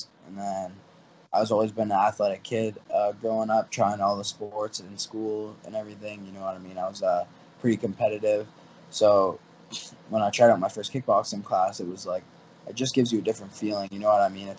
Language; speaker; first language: English; native; English